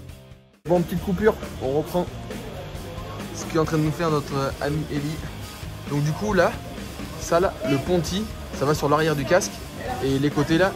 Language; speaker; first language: French; native; French